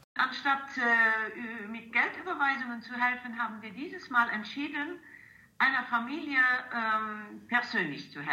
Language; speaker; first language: German; non-native, local second language; Luxembourgish